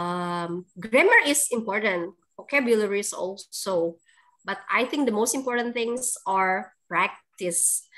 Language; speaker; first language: English; non-native, fluent; Indonesian